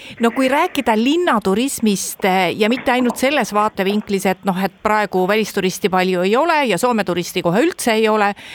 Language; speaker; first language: Estonian; native; Estonian